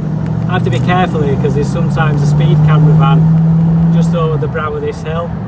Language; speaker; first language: English; native; English